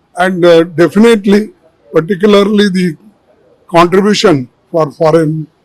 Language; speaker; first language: English; non-native, local second language; Kannada